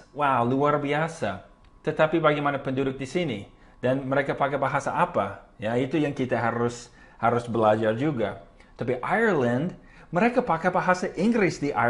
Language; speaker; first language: Indonesian; non-native, fluent; English